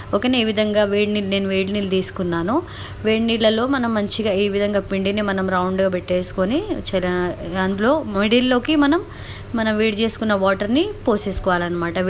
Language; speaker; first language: Telugu; non-native, local second language; Lambadi